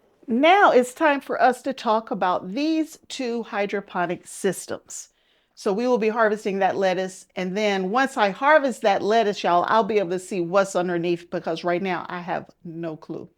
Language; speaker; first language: English; native; English